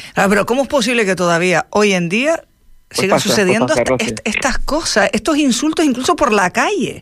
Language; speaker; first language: Spanish; native; Spanish